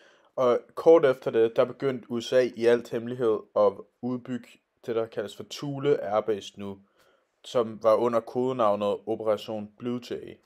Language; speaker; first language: Danish; native; Danish